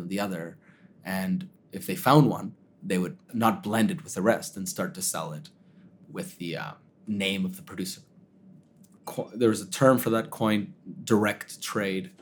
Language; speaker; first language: English; early bilingual, other home language; Spanish